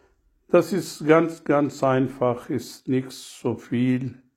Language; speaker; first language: German; non-native, learner; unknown